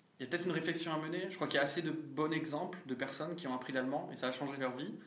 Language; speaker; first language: French; native; French